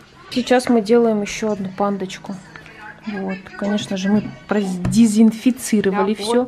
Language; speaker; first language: Russian; native; Russian